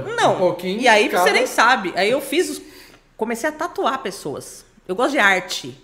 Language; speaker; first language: Portuguese; native; Portuguese